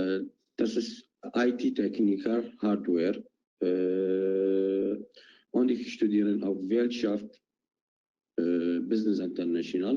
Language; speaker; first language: German; non-native, learner; Arabic